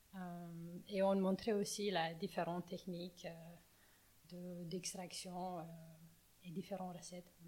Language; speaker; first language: French; non-native, fluent; Romanian